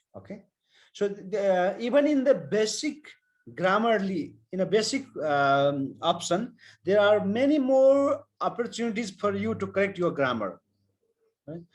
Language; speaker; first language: English; non-native, local second language; Nepali